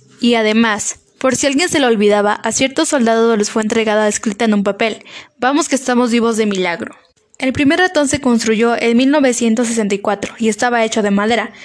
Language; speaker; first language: Spanish; native; Spanish